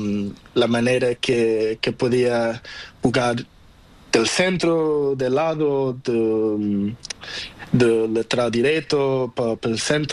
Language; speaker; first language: Spanish; non-native, learner; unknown